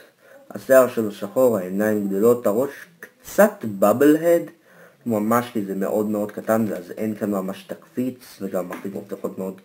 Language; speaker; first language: Hebrew; native; Hebrew